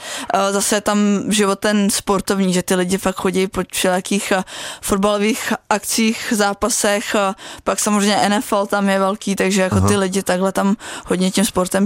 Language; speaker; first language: Czech; native; Czech